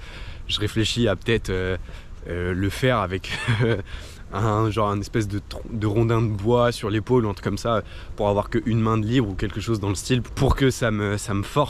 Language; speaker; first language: French; native; French